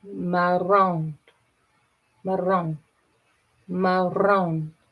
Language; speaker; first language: Spanish; non-native, learner; English